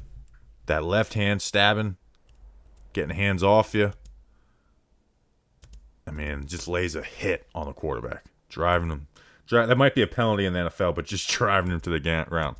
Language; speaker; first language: English; native; English